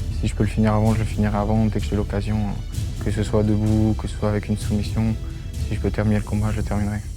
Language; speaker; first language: French; native; French